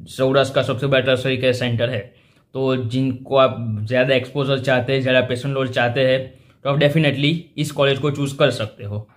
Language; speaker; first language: Hindi; non-native, local second language; Gujarati